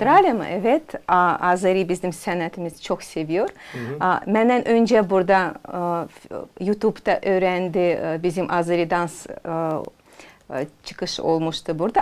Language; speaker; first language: Turkish; non-native, learner; Azerbaijani